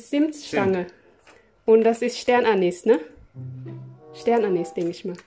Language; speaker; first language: German; non-native, fluent; Thai